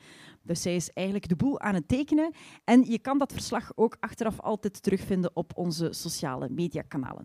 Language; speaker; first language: Dutch; native; Dutch